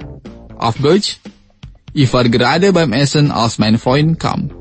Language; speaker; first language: German; non-native, fluent; Indonesian